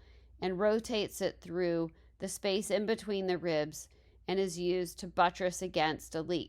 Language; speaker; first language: English; native; English